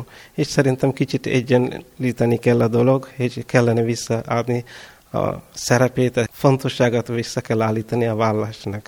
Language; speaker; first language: Hungarian; non-native, fluent; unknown